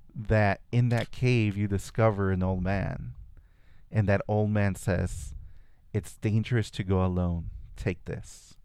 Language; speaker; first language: English; early bilingual, other home language; Spanish